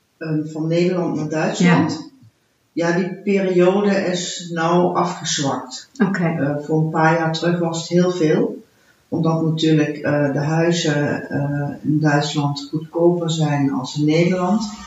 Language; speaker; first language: Dutch; early bilingual, heritage; Dutch